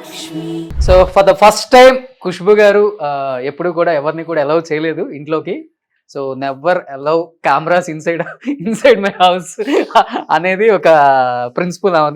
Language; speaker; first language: Telugu; native; Telugu